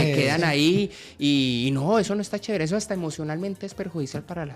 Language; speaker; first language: Spanish; native; Spanish